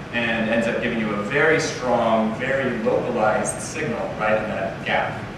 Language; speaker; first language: English; native; English